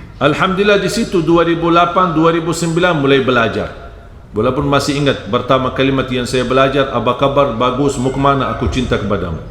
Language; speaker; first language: Malay; non-native, fluent; Arabic